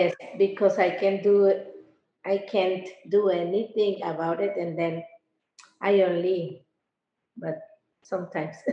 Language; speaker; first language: English; non-native, learner; Spanish